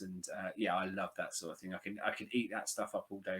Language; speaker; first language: English; native; English